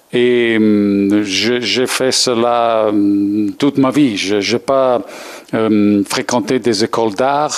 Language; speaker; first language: French; non-native, fluent; Italian